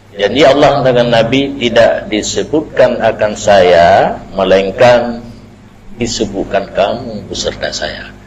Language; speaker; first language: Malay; non-native, local second language; Achinese